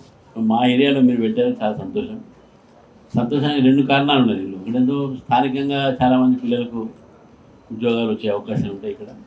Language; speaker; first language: Telugu; native; Telugu